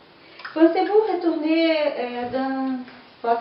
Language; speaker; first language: French; non-native, learner; Portuguese